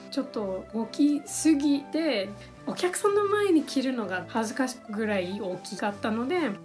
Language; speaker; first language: Japanese; non-native, fluent; English